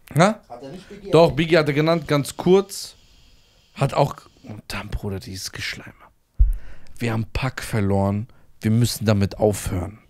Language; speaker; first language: German; native; German